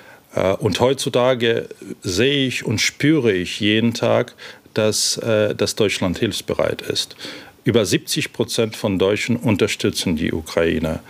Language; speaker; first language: German; non-native, fluent; Ukrainian